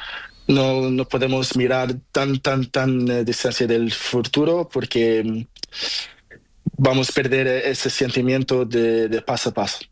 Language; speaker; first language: Spanish; non-native, learner; Portuguese